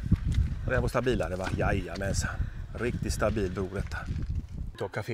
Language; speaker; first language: Swedish; native; Swedish